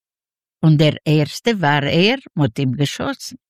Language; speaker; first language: German; non-native, learner; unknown